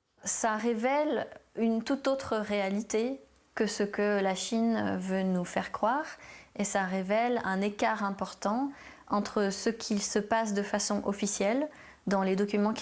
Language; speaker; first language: French; native; French